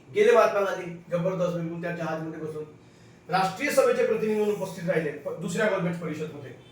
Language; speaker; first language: Marathi; non-native, local second language; Hindi